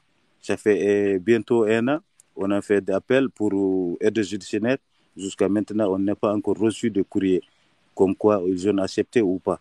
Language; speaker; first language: French; non-native, learner; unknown